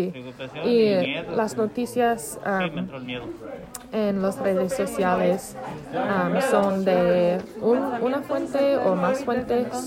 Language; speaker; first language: Spanish; non-native, learner; English